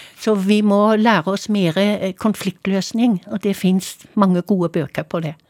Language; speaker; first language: Norwegian; non-native, fluent; German